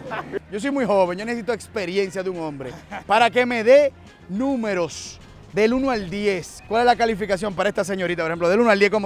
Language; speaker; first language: Spanish; native; Spanish